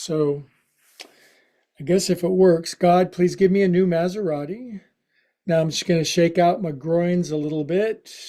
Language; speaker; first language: English; native; English